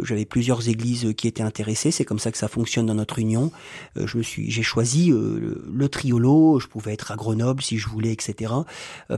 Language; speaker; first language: French; native; French